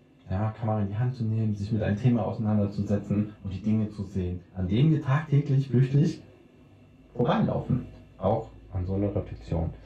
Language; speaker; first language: German; native; German